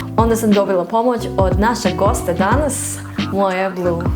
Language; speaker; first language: Serbian; non-native, learner; English